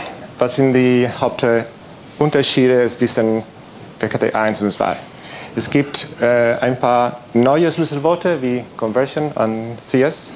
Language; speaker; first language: German; non-native, learner; Spanish